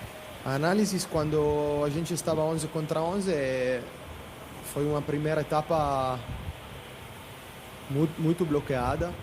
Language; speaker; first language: Portuguese; non-native, fluent; Italian